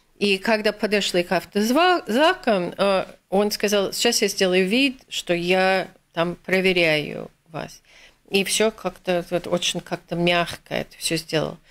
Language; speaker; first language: Russian; non-native, fluent; English